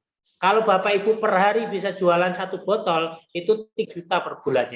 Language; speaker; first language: Indonesian; non-native, local second language; Javanese